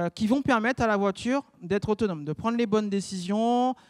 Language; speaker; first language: French; native; French